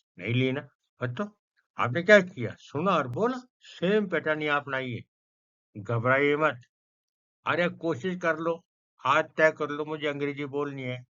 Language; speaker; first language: Hindi; non-native, local second language; Punjabi